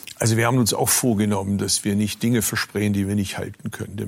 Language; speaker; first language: German; early bilingual, other home language; Turkish